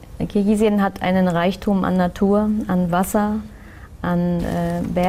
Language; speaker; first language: German; early bilingual, other home language; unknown